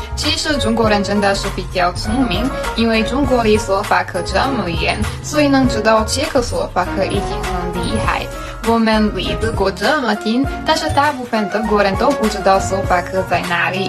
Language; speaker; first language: Chinese; non-native, fluent; Slovak